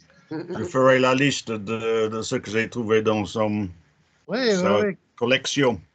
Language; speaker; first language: French; non-native, fluent; English